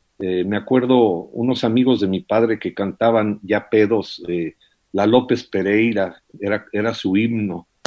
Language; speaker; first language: Spanish; early bilingual, heritage; English